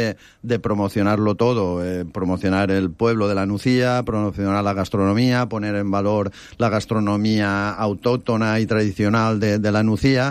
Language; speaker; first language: Spanish; native; Spanish